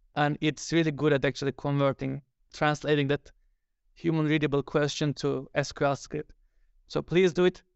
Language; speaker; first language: English; non-native, fluent; Turkish